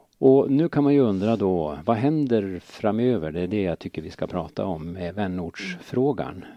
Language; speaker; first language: Swedish; native; Swedish